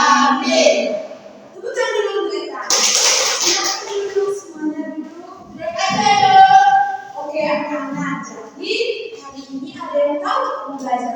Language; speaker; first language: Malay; non-native, local second language; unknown